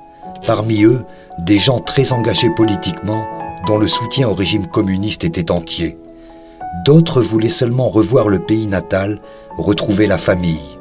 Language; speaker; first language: French; native; French